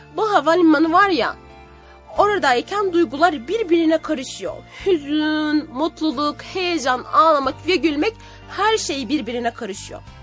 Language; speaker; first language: Turkish; non-native, fluent; Arabic